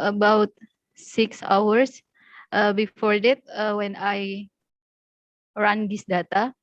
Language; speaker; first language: English; non-native, learner; Indonesian